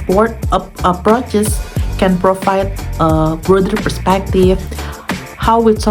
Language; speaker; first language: English; non-native, learner; Indonesian